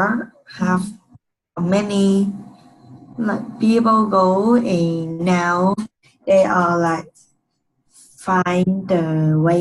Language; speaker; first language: English; non-native, learner; Vietnamese